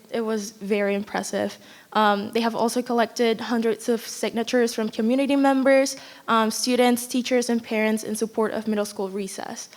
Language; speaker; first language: English; non-native, fluent; Spanish